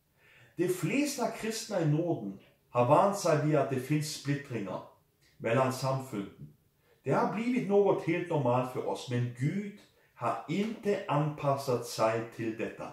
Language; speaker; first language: Swedish; non-native, fluent; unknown